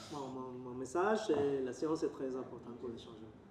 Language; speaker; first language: French; non-native, learner; Spanish